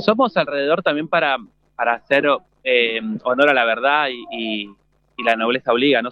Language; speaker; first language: Spanish; native; Spanish